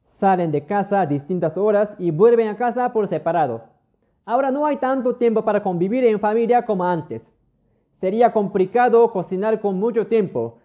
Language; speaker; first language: Spanish; non-native, fluent; Japanese